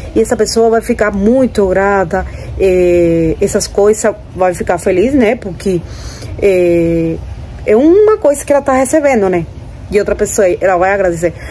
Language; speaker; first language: Portuguese; non-native, fluent; Spanish